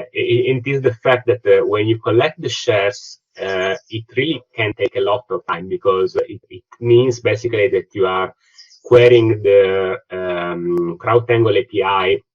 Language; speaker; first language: English; non-native, fluent; Italian